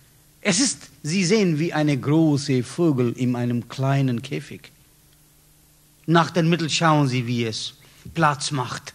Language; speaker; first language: German; non-native, learner; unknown